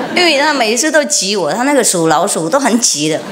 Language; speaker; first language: Chinese; non-native, fluent; Vietnamese